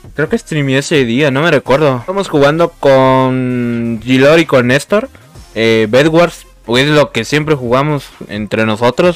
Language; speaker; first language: Spanish; native; Spanish